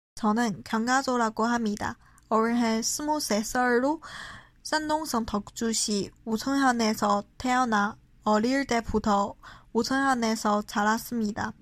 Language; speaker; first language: Korean; non-native, fluent; Chinese